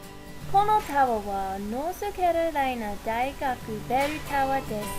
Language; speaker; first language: Japanese; non-native, learner; English